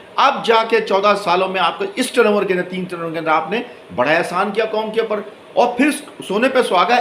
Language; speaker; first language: Urdu; native; Urdu